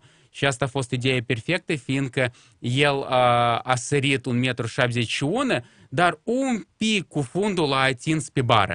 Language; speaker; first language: Romanian; non-native, local second language; Russian